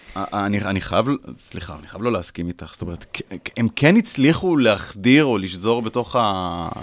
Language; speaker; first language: Hebrew; native; Hebrew